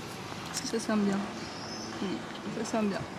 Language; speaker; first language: French; native; French